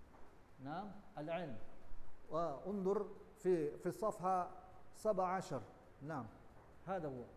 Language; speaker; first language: Arabic; non-native, learner; Indonesian